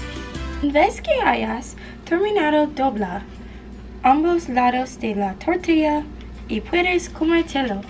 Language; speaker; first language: Spanish; non-native, learner; English